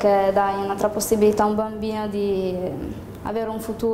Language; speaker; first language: Italian; early bilingual, other home language; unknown